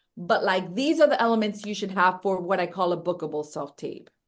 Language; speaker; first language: English; early bilingual, other home language; Spanish